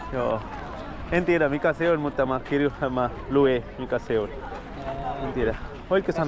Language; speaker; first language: Finnish; non-native, learner; Sinhala